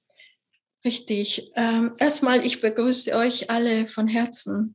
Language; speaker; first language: German; non-native, fluent; Spanish